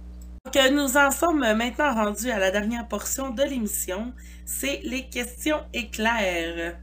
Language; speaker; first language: French; native; French